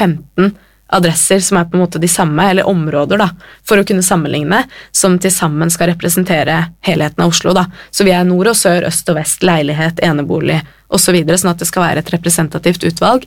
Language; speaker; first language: Norwegian; native; Norwegian